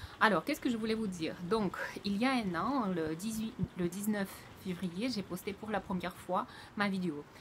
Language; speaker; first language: French; non-native, fluent; Russian